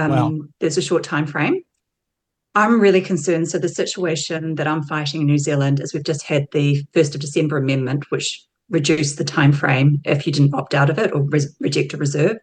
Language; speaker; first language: English; native; English